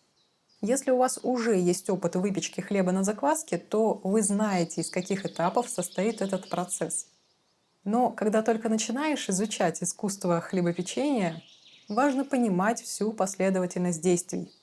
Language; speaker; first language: Russian; native; Russian